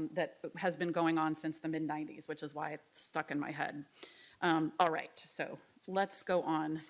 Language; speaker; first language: English; native; English